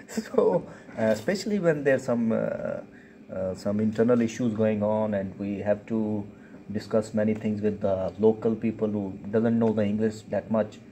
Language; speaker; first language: English; non-native, local second language; Urdu